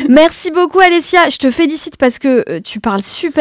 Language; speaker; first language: French; native; French